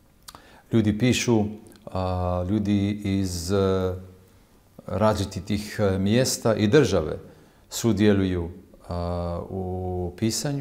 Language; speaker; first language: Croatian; non-native, fluent; Hebrew